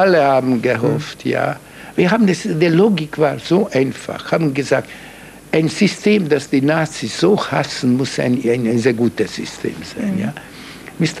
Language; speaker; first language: German; non-native, fluent; Hungarian